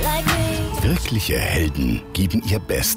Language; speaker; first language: German; native; German